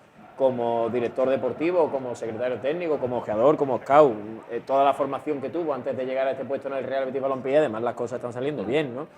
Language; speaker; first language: Spanish; native; Spanish